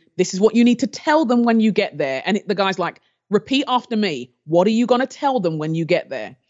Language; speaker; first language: English; native; English